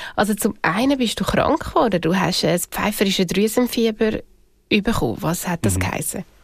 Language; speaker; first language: German; native; German